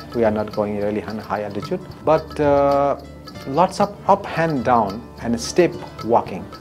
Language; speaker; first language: English; non-native, local second language; Newari